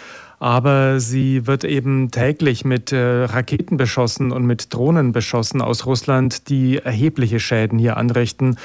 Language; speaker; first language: German; native; German